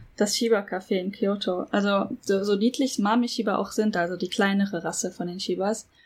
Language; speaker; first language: German; native; German